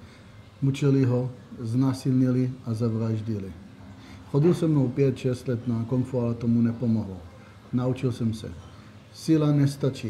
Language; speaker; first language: Czech; non-native, learner; Hebrew